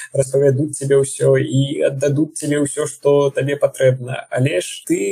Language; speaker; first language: Belarusian; non-native, local second language; Russian